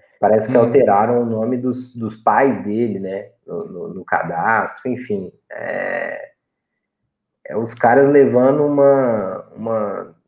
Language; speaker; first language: Portuguese; native; Portuguese